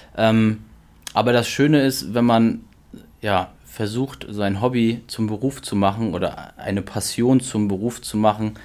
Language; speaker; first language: German; native; German